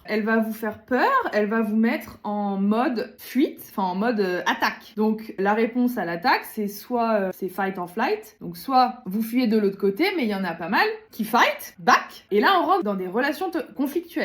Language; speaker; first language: French; native; French